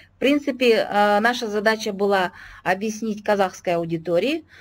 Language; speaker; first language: Russian; non-native, local second language; Kazakh